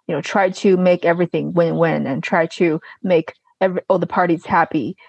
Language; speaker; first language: English; non-native, fluent; Chinese